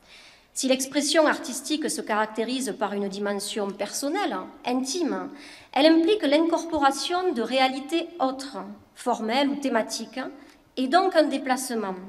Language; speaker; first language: French; native; French